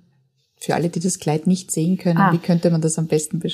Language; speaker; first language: German; native; German